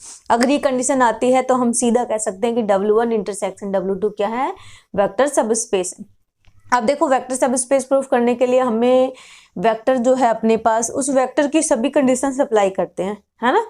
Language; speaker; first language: Hindi; native; Hindi